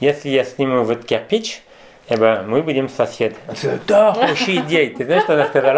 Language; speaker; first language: Russian; non-native, learner; French